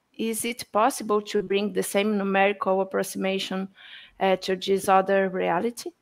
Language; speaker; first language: English; non-native, fluent; Portuguese